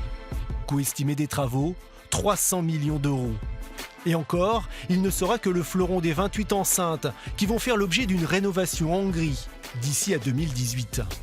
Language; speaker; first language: French; native; French